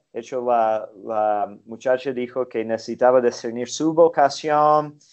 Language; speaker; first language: Spanish; non-native, fluent; English